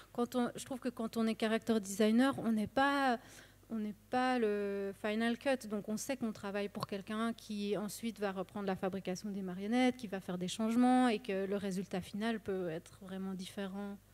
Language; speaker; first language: French; native; French